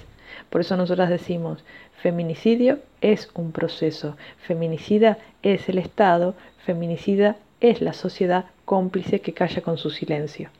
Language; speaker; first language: Spanish; native; Spanish